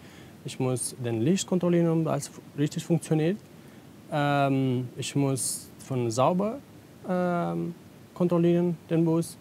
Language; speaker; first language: German; non-native, learner; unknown